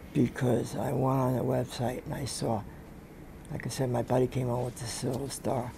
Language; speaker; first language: English; native; English